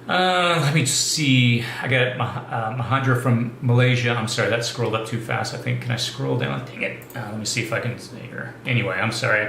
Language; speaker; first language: English; native; English